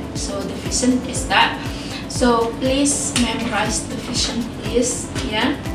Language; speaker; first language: English; non-native, fluent; Indonesian